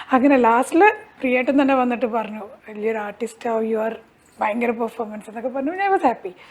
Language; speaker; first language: Malayalam; early bilingual, heritage; Malayalam